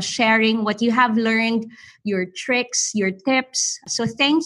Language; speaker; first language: English; non-native, local second language; Filipino